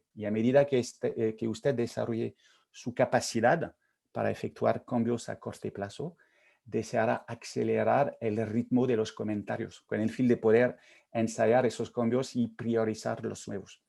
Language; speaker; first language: Spanish; non-native, fluent; French